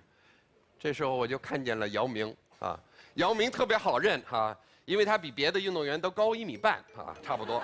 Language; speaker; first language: Chinese; non-native, fluent; English